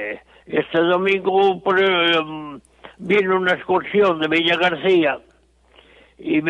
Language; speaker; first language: Spanish; non-native, local second language; Galician